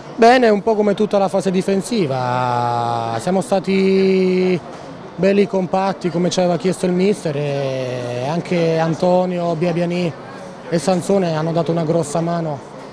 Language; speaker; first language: Italian; native; Italian